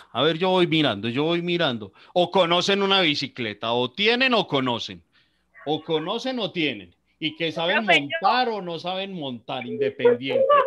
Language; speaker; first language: Spanish; native; Spanish